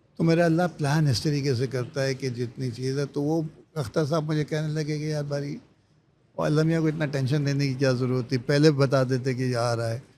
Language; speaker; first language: Urdu; native; Urdu